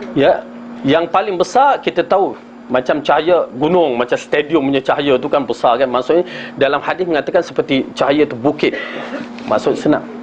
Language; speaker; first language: Malay; native; Malay